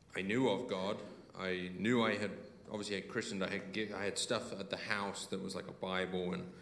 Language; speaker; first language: English; native; English